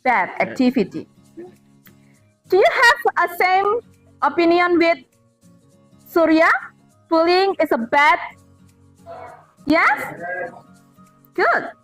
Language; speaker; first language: English; non-native, fluent; Indonesian